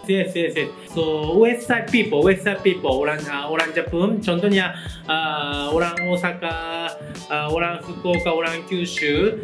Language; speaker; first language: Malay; non-native, learner; Japanese